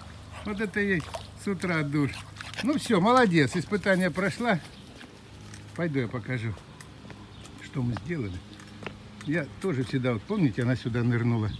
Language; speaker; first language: Russian; native; Russian